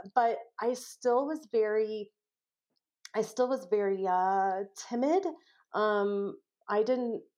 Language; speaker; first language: English; native; English